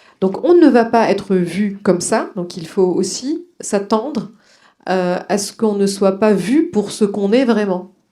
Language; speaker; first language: French; non-native, local second language; Arabic